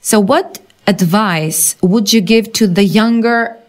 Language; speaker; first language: English; non-native, fluent; Greek